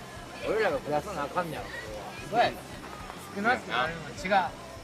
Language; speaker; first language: Japanese; native; Japanese